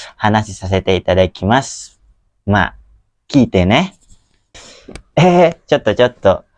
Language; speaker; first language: Japanese; non-native, learner; Indonesian